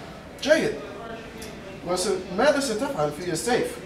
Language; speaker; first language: Arabic; non-native, learner; English